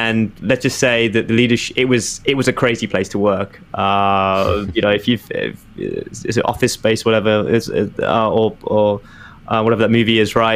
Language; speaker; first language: English; native; English